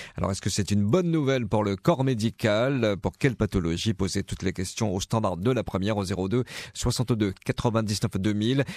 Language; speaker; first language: French; native; French